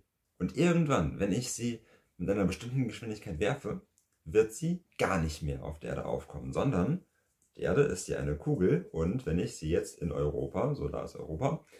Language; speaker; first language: German; native; German